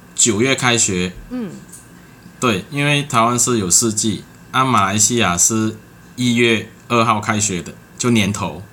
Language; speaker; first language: Chinese; non-native, local second language; Cantonese